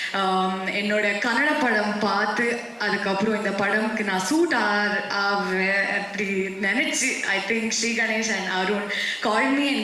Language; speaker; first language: Tamil; non-native, learner; Kannada